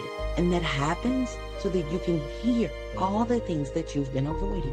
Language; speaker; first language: English; native; English